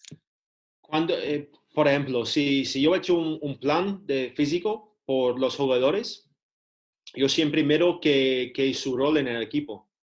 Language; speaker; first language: Spanish; non-native, learner; English